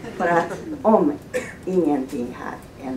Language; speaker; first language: Swedish; non-native, fluent; Persian